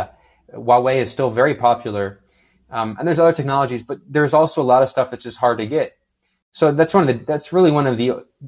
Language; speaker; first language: English; native; English